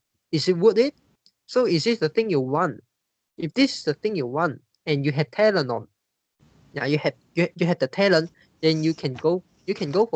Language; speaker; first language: English; non-native, fluent; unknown